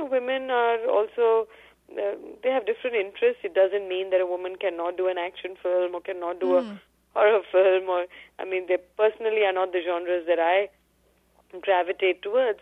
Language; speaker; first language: English; non-native, local second language; Hindi